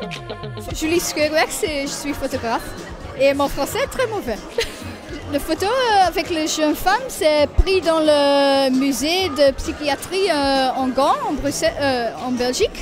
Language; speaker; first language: French; non-native, local second language; Dutch